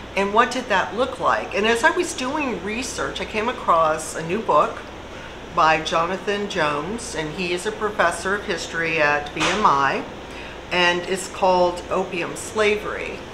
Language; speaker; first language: English; native; English